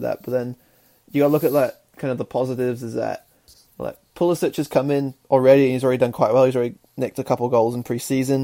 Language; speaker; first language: English; native; English